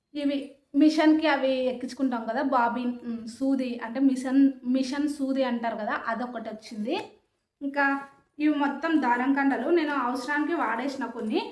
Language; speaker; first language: Telugu; native; Telugu